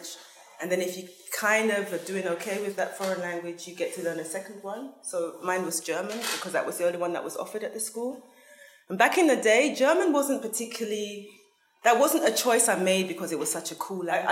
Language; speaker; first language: English; native; English